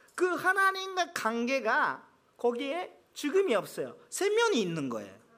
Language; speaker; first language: Korean; non-native, fluent; Japanese